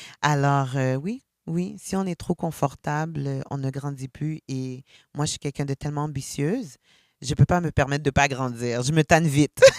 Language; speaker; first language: French; early bilingual, other home language; Haitian Creole